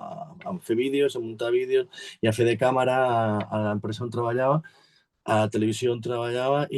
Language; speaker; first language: Catalan; native; Catalan